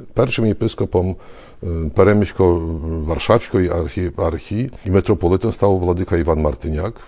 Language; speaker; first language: Ukrainian; early bilingual, heritage; Ukrainian